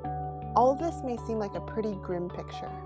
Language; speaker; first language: English; native; English